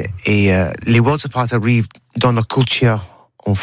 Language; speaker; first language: French; non-native, learner; English